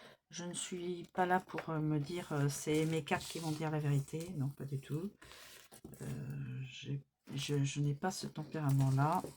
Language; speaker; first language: French; native; French